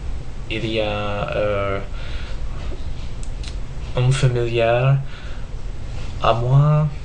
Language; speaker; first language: French; non-native, learner; English